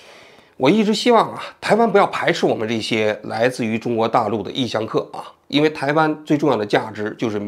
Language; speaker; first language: Chinese; native; Chinese